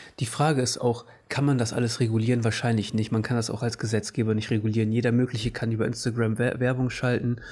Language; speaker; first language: German; early bilingual, other home language; Portuguese